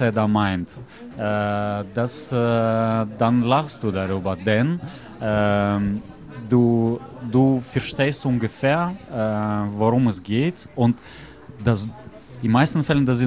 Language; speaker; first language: German; non-native, fluent; Russian